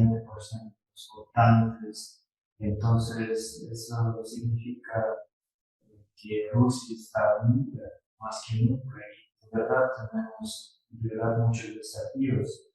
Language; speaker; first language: Spanish; non-native, fluent; Russian